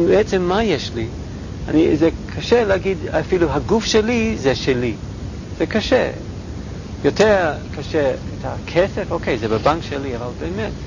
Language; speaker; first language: Hebrew; non-native, fluent; English